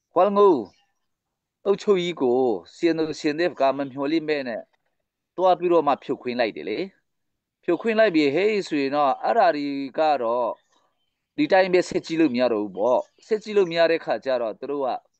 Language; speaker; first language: Burmese; non-native, local second language; Hakha Chin